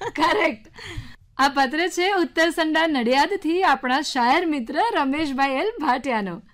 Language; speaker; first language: Gujarati; native; Gujarati